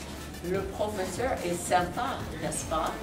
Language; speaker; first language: French; non-native, learner; English